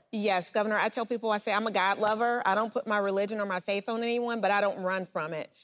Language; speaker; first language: English; native; English